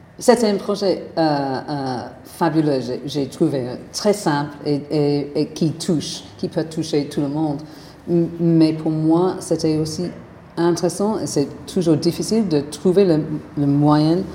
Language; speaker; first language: French; non-native, fluent; English